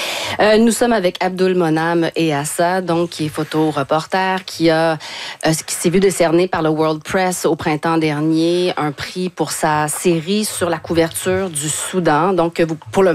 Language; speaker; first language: French; native; French